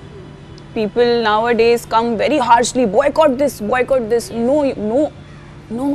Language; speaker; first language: English; non-native, local second language; Hindi